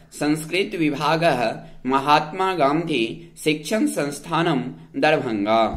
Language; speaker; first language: Hindi; native; Hindi